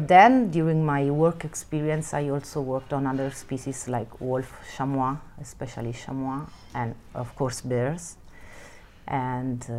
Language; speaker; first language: English; non-native, fluent; Italian